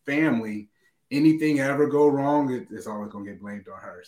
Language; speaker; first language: English; native; English